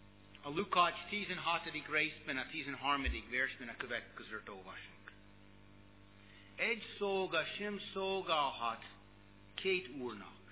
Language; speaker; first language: Hungarian; non-native, learner; English